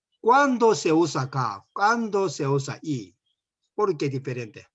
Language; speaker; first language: Spanish; non-native, learner; Korean